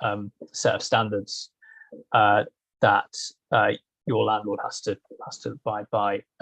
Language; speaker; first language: English; native; English